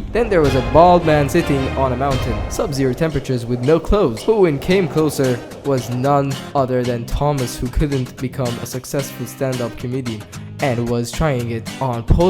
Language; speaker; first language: English; native; English